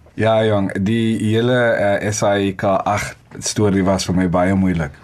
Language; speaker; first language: Afrikaans; non-native, local second language; Xhosa